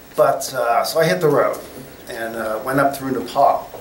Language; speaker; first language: English; native; English